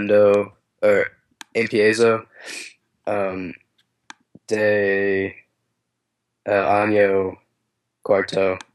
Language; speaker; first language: Spanish; non-native, learner; English